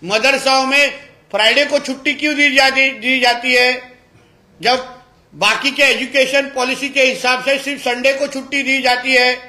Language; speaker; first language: Hindi; non-native, local second language; Marathi